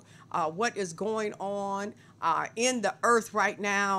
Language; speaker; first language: English; native; English